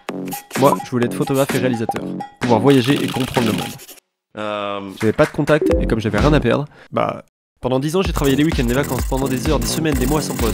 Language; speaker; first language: French; native; French